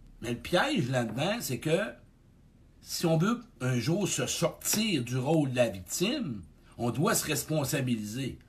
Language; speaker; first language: French; native; French